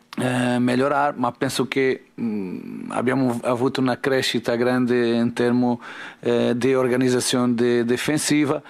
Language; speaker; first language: Italian; non-native, learner; Portuguese